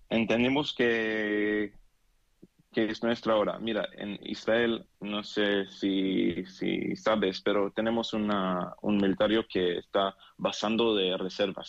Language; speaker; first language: Spanish; non-native, learner; Hebrew